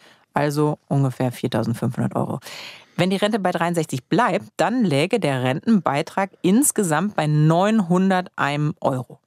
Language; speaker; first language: German; native; German